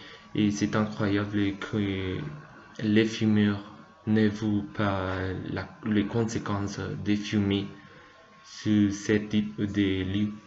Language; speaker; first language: French; non-native, learner; Spanish